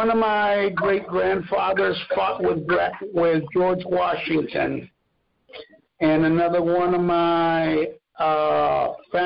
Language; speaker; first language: English; non-native, fluent; Spanish